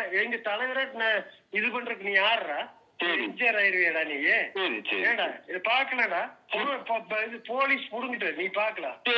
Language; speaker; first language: Tamil; native; Tamil